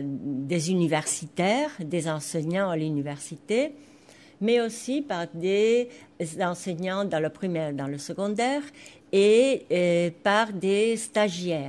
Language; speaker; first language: French; non-native, fluent; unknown